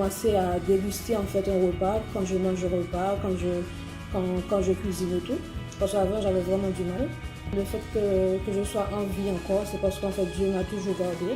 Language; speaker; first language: French; native; French